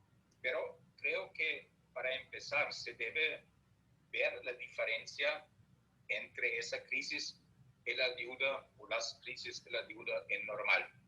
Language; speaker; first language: Spanish; non-native, fluent; German